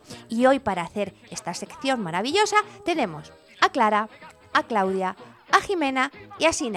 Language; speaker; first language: Spanish; native; Spanish